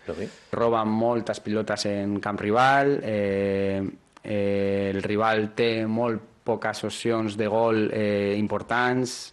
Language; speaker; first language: Catalan; non-native, learner; Spanish